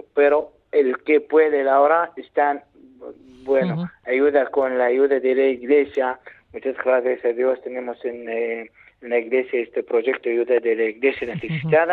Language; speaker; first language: Spanish; non-native, learner; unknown